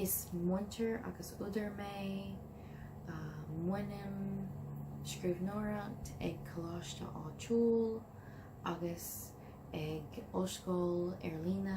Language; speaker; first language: Irish; non-native, learner; English